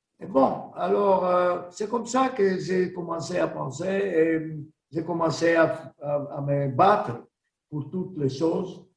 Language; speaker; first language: French; non-native, learner; Greek